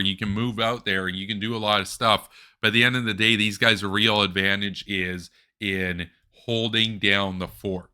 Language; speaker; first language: English; native; English